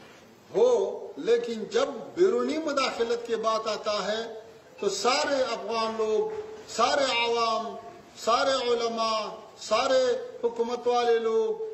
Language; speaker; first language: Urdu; non-native, fluent; Pashto